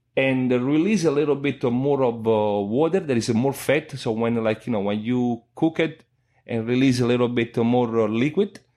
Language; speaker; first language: English; non-native, fluent; Italian